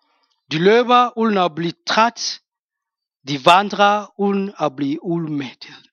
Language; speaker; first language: Danish; non-native, fluent; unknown